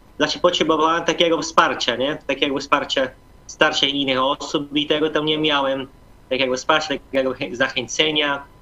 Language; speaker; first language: Polish; non-native, fluent; Portuguese